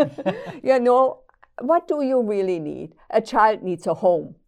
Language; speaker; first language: English; non-native, fluent; German